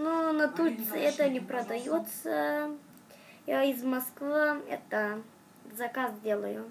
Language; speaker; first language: Russian; non-native, learner; Turkish